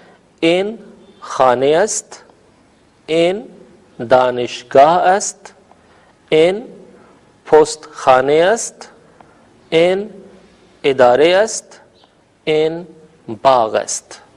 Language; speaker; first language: Persian; non-native, fluent; Urdu